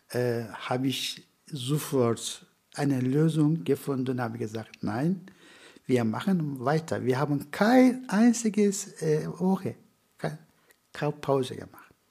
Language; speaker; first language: German; non-native, fluent; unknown